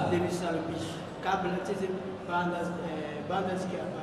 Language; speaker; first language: Persian; non-native, learner; Malagasy